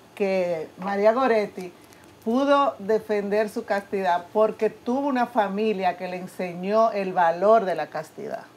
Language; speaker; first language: Spanish; native; Spanish